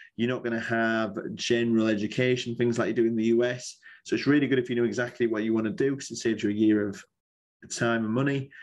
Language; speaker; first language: English; native; English